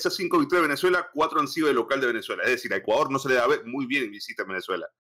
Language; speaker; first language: Spanish; native; Spanish